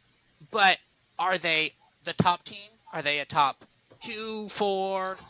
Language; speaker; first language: English; native; English